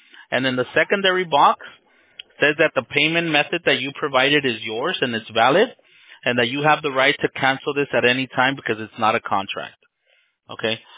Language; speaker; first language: English; early bilingual, other home language; Spanish